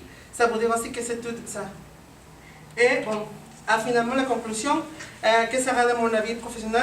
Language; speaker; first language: French; non-native, learner; Spanish